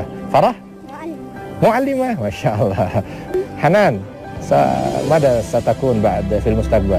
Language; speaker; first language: Arabic; non-native, fluent; Indonesian